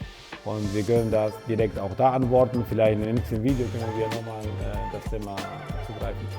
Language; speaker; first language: German; non-native, fluent; Italian